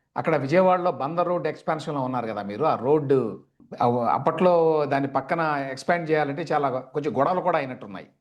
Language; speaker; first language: Telugu; native; Telugu